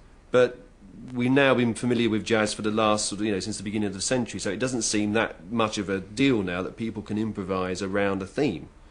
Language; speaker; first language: English; native; English